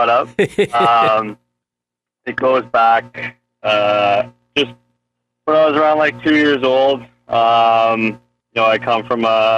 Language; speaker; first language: English; native; English